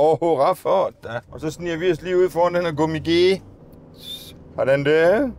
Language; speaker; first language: Danish; native; Danish